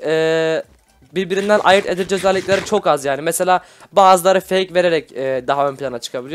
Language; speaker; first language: Turkish; native; Turkish